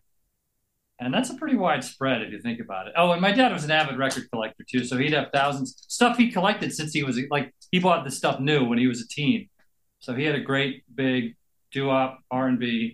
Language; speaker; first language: English; native; English